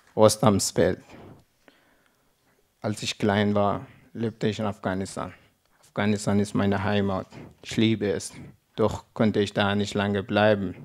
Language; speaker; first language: German; non-native, learner; Persian